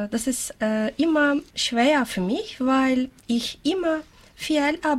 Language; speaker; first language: German; non-native, learner; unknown